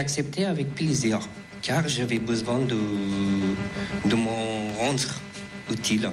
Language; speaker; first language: French; non-native, fluent; Persian